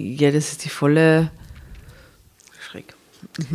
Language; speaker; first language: German; native; German